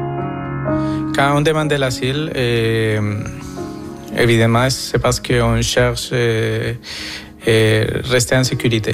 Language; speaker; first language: French; non-native, fluent; Spanish